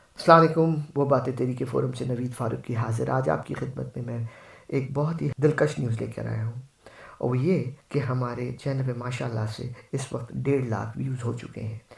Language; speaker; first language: Urdu; native; Urdu